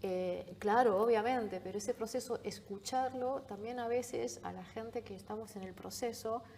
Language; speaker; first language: Spanish; native; Spanish